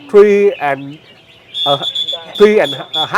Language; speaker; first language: English; non-native, learner; Vietnamese